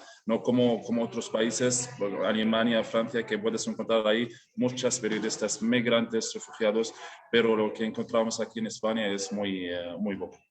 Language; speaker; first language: Spanish; non-native, learner; Arabic